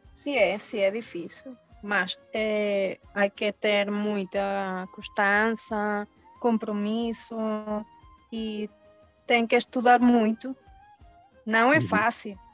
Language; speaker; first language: Portuguese; early bilingual, heritage; Spanish